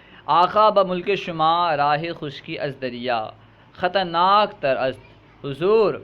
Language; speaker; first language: Persian; non-native, fluent; Urdu